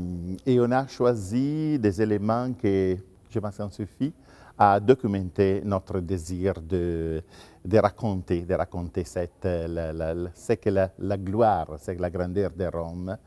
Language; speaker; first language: French; non-native, fluent; Italian